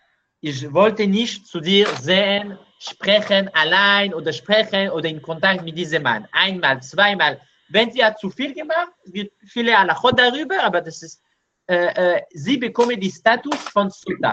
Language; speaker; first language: German; non-native, learner; Hebrew